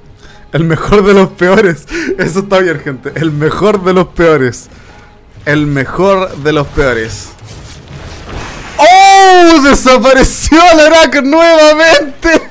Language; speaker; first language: Spanish; native; Spanish